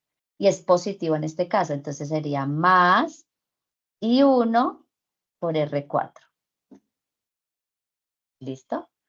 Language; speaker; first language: Spanish; native; Spanish